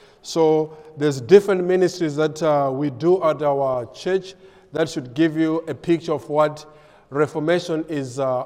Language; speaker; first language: English; non-native, local second language; Nyanja